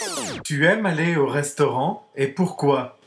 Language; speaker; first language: French; non-native, fluent; English